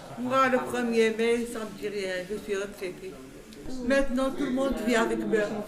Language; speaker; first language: French; non-native, local second language; Arabic